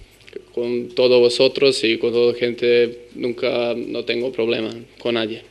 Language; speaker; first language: Spanish; non-native, learner; Serbian